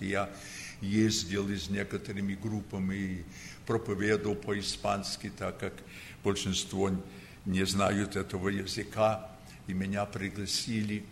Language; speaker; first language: Russian; early bilingual, heritage; Russian